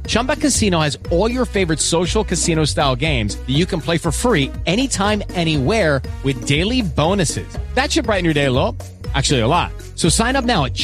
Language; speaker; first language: English; native; English